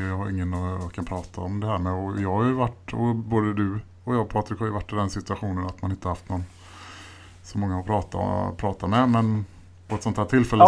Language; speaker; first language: Swedish; native; Swedish